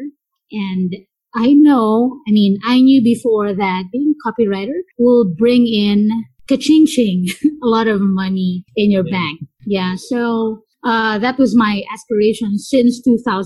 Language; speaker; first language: English; non-native, local second language; Filipino